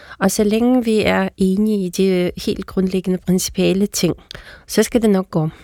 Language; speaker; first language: Danish; non-native, fluent; Russian